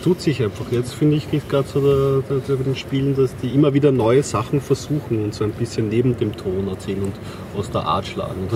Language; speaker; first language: German; native; German